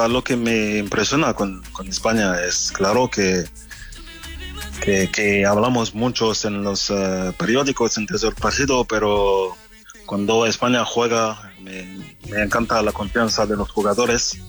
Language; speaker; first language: Spanish; non-native, fluent; French